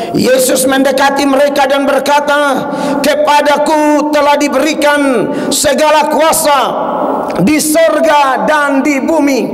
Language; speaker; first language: Indonesian; native; Indonesian